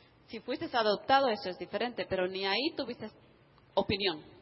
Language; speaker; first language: Spanish; native; Spanish